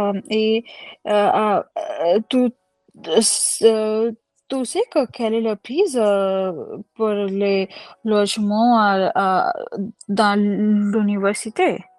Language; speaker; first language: French; non-native, learner; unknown